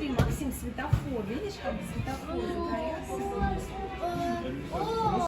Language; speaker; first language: Russian; native; Russian